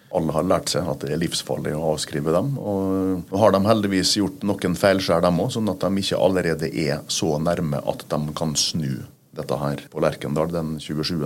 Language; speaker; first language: Norwegian; native; Norwegian